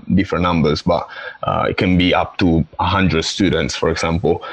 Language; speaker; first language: English; non-native, fluent; Italian